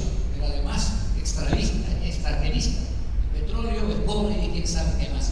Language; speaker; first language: Spanish; native; Spanish